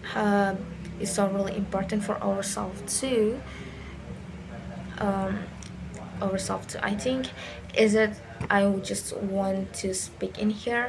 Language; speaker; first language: English; non-native, learner; Indonesian